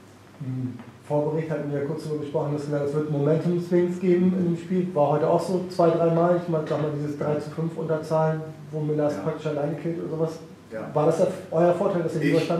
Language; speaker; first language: German; native; German